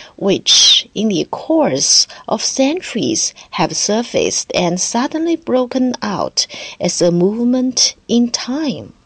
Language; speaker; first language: English; non-native, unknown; Chinese